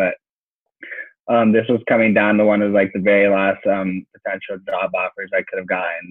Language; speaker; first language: English; native; English